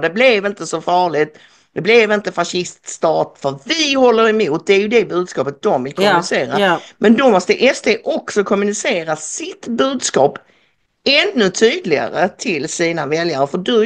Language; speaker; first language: Swedish; native; Swedish